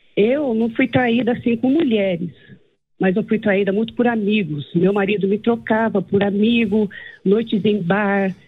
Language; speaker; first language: Portuguese; native; Portuguese